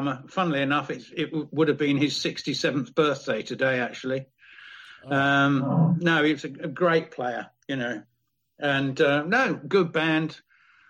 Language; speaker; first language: English; native; English